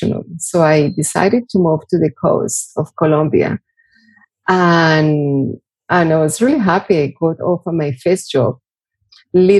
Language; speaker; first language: English; non-native, fluent; Spanish